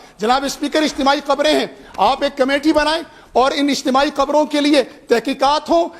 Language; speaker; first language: Urdu; non-native, local second language; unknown